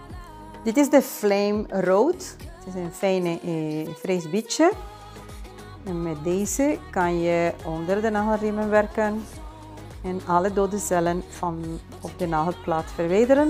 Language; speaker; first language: Dutch; non-native, fluent; Spanish